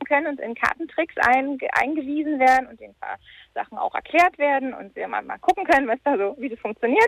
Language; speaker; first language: German; native; German